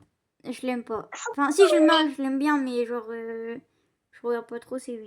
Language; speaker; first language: French; native; French